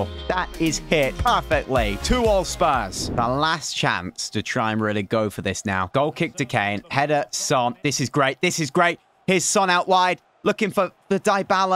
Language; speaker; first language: English; native; English